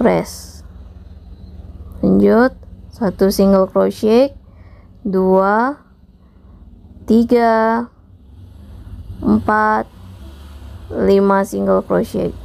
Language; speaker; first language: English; non-native, local second language; Indonesian